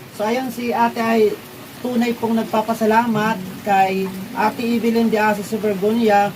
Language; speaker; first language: Filipino; non-native, local second language; Waray